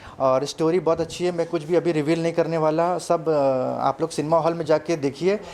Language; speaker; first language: Hindi; non-native, local second language; Telugu